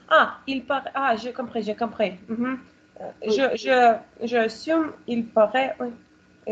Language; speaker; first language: French; non-native, learner; Russian